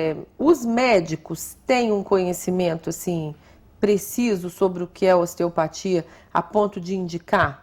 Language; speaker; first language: Portuguese; native; Portuguese